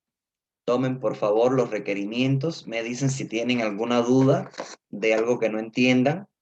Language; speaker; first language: Spanish; native; Spanish